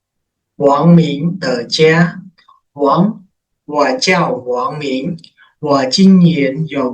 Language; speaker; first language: Chinese; non-native, fluent; Khmer